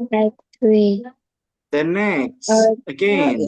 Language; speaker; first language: English; non-native, fluent; Indonesian